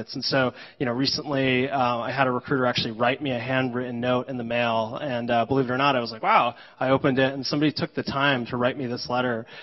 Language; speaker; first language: English; native; English